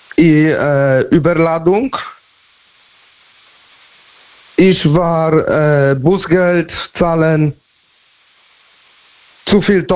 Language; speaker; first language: German; non-native, learner; Polish